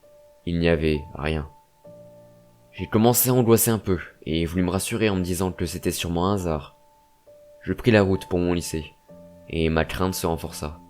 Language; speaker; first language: French; native; French